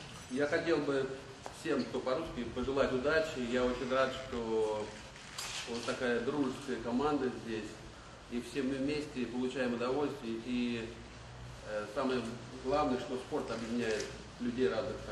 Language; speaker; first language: Russian; native; Russian